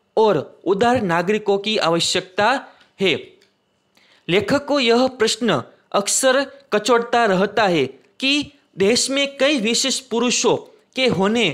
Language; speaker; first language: Hindi; non-native, local second language; Gujarati